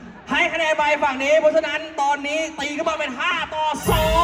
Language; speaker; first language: Thai; native; Thai